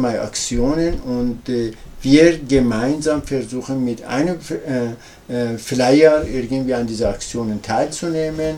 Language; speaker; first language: German; non-native, learner; Persian